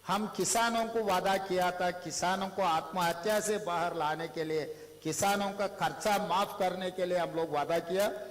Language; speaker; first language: Hindi; non-native, local second language; Telugu